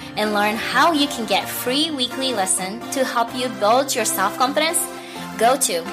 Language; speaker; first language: English; non-native, fluent; Japanese